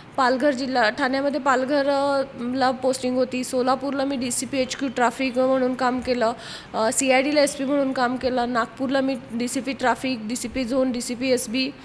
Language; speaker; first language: Marathi; native; Marathi